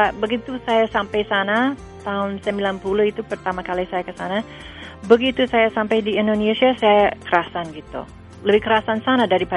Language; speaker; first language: Indonesian; non-native, fluent; English